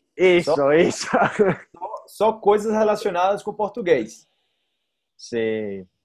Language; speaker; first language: Portuguese; non-native, fluent; English